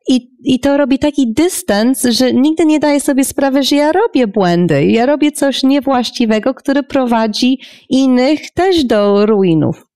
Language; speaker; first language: Polish; non-native, fluent; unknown